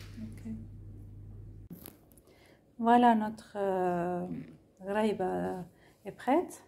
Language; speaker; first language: French; non-native, local second language; Arabic